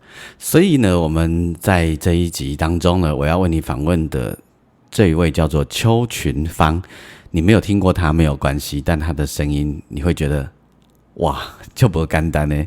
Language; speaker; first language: Chinese; native; Chinese